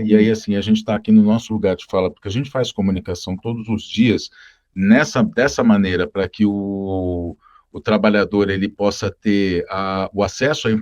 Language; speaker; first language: Portuguese; native; Portuguese